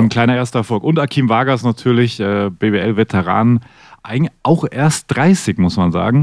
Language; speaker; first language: German; native; German